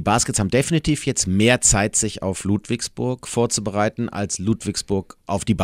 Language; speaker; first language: German; native; German